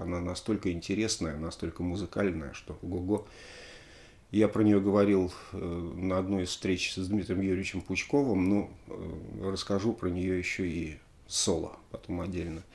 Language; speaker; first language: Russian; native; Russian